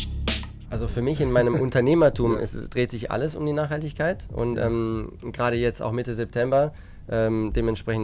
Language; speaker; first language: German; native; German